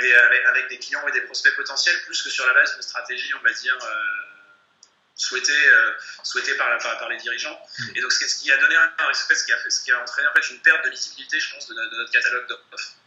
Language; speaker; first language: French; native; French